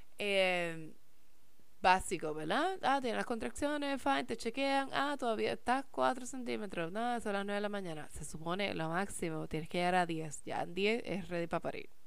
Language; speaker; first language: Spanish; early bilingual, heritage; Spanish